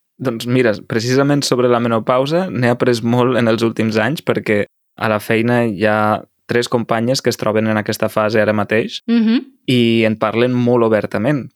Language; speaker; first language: Catalan; native; Catalan